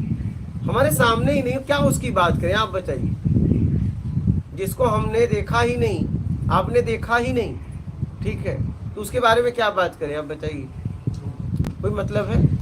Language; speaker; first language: Hindi; native; Hindi